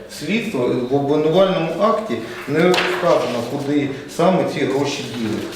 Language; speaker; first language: Ukrainian; non-native, local second language; Russian